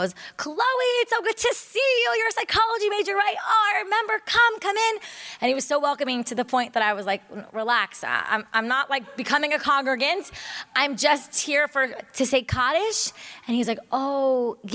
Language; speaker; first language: English; native; English